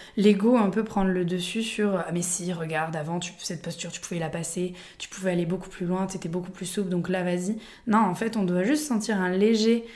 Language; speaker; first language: French; native; French